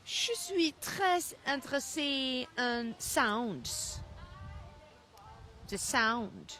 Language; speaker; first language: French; non-native, learner; Swedish